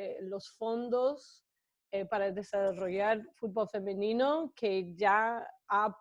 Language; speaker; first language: Spanish; non-native, fluent; English